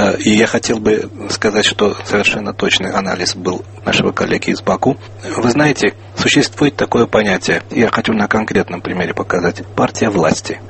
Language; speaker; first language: Russian; non-native, local second language; Armenian